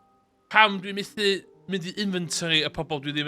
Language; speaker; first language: Welsh; non-native, learner; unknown